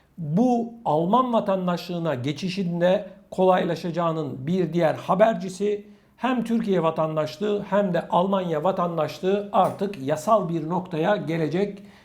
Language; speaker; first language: Turkish; native; Turkish